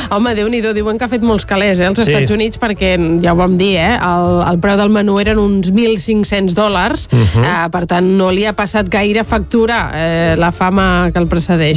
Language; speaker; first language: Catalan; native; Catalan